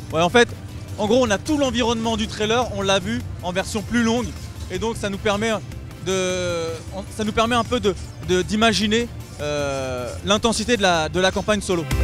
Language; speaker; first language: French; native; French